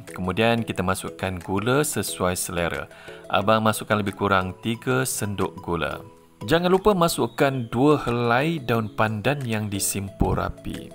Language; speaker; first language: Malay; native; Malay